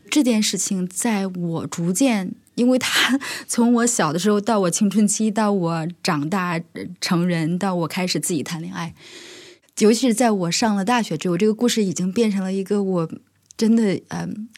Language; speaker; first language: Chinese; native; Chinese